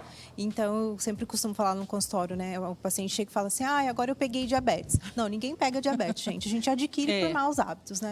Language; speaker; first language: Portuguese; native; Portuguese